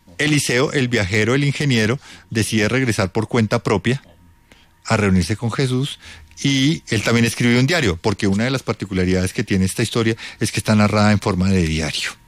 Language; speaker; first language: Spanish; native; Spanish